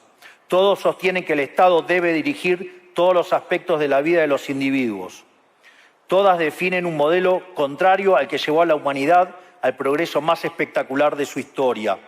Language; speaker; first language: Spanish; native; Spanish